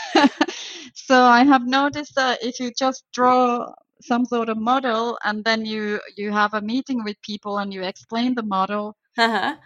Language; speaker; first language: English; non-native, fluent; Finnish